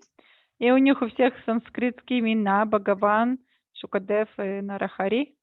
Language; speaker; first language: Russian; native; Russian